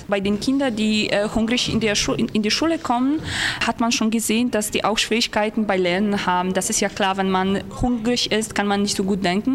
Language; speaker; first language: German; non-native, fluent; Polish